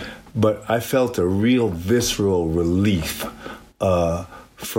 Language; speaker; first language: English; native; English